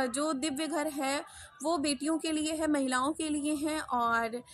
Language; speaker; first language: Hindi; native; Hindi